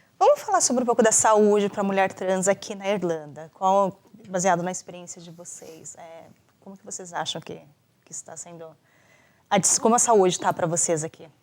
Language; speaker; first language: Portuguese; native; Portuguese